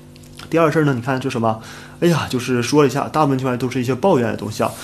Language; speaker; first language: Chinese; native; Chinese